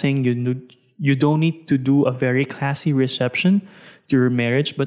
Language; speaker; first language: English; non-native, local second language; Filipino